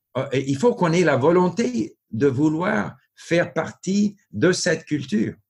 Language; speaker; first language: French; non-native, local second language; English